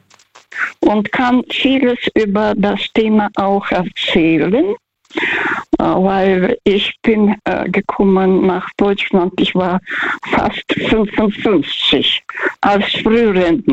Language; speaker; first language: German; non-native, fluent; Russian